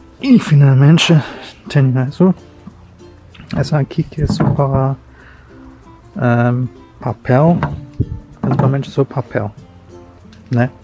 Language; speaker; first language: Portuguese; non-native, fluent; German